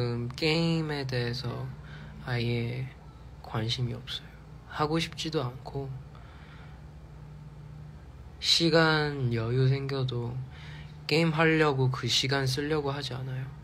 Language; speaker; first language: Korean; non-native, fluent; Chinese